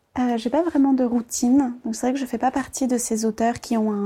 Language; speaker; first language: French; early bilingual, other home language; Vietnamese